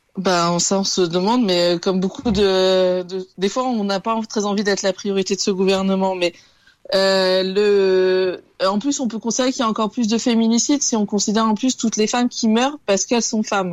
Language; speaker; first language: French; native; French